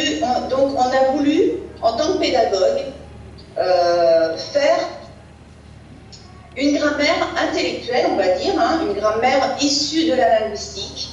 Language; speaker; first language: French; native; French